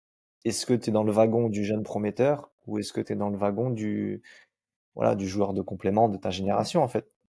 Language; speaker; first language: French; native; French